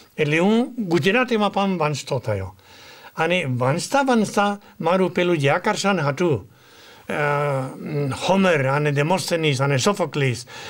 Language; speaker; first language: Gujarati; non-native, fluent; Spanish